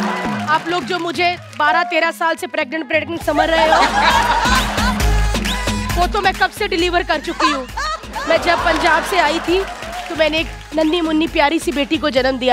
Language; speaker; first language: Hindi; non-native, local second language; Punjabi